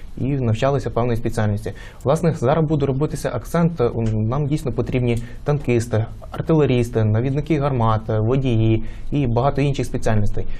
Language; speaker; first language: Ukrainian; native; Ukrainian